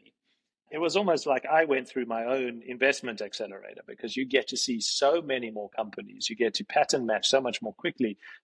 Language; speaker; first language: English; native; English